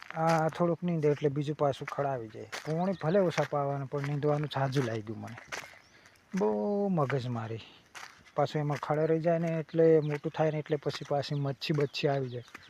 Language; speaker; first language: Gujarati; native; Gujarati